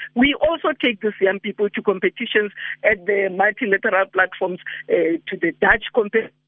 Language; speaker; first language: English; non-native, local second language; Northern Sotho